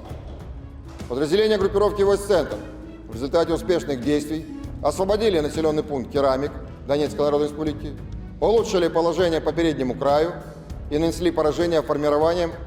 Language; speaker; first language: Russian; native; Russian